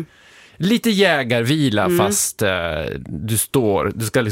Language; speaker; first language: Swedish; native; Swedish